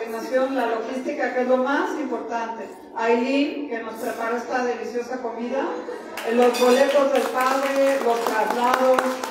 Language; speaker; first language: Spanish; native; Spanish